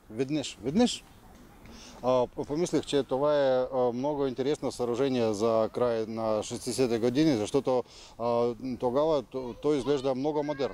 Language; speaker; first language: Bulgarian; non-native, fluent; Russian